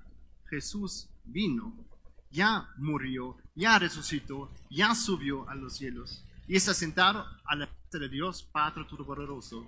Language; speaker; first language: Spanish; non-native, fluent; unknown